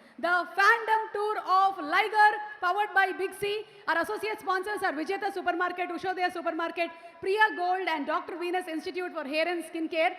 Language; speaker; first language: English; non-native, local second language; Telugu